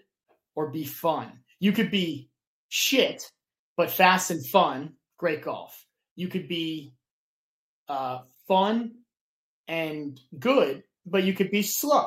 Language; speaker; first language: English; native; English